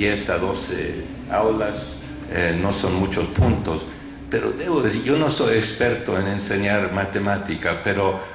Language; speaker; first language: Spanish; non-native, fluent; English